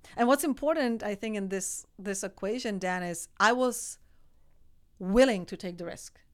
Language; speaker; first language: English; non-native, fluent; Czech